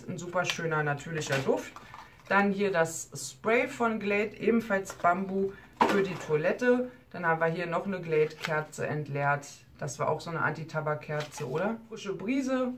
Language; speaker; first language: German; native; German